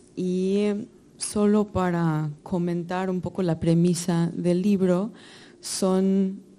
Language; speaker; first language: Spanish; non-native, fluent; English